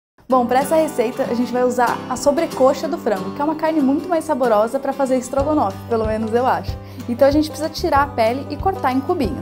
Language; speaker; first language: Portuguese; native; Portuguese